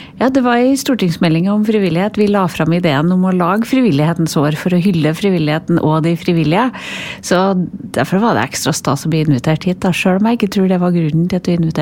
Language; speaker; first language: Norwegian; native; Norwegian